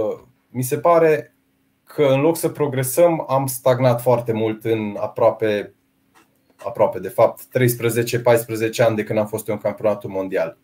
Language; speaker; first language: Romanian; native; Romanian